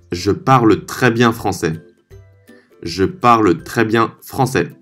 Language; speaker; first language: French; native; French